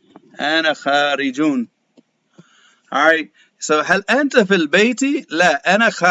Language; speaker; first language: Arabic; non-native, fluent; English